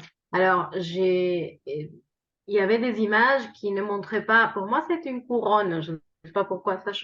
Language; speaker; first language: French; non-native, fluent; Spanish